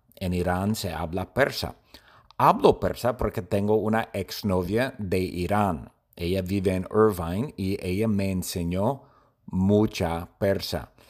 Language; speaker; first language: Spanish; non-native, fluent; English